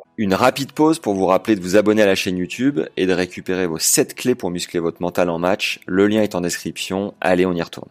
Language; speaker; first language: French; native; French